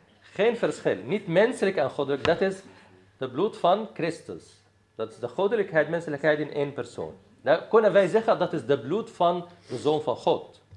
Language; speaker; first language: Dutch; non-native, fluent; Arabic